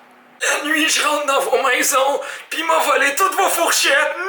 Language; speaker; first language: French; native; French